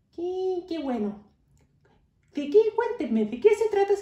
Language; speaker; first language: Spanish; native; Spanish